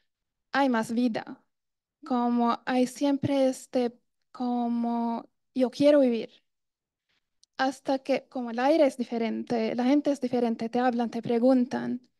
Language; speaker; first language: Spanish; non-native, fluent; Arabic